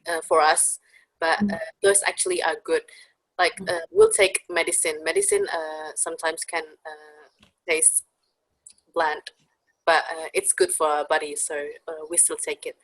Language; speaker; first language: English; non-native, fluent; Indonesian